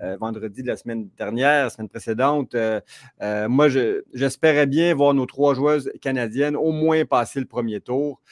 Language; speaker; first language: French; native; French